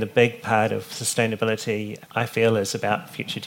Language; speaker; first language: English; native; English